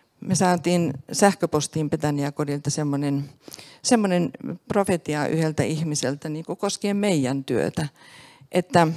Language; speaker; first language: Finnish; native; Finnish